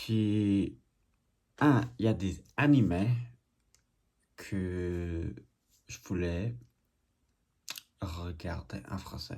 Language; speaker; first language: French; non-native, learner; English